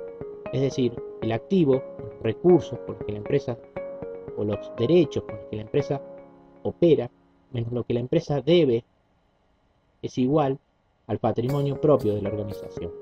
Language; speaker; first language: Spanish; native; Spanish